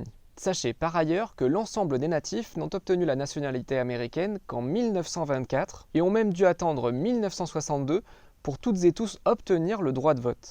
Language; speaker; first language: French; native; French